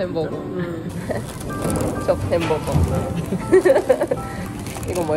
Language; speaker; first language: Korean; non-native, learner; Japanese